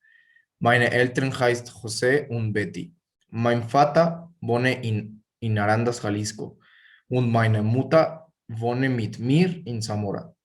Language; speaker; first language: German; non-native, learner; Spanish